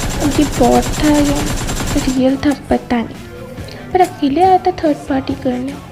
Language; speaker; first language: Hindi; non-native, local second language; Bangla